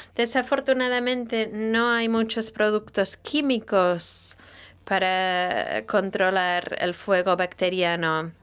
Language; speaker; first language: Spanish; non-native, fluent; Italian